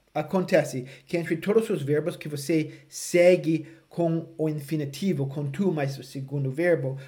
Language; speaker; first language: Portuguese; non-native, fluent; English